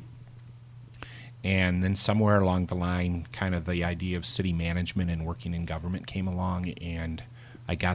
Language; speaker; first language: English; native; English